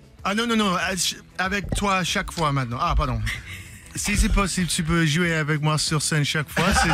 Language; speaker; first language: French; non-native, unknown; English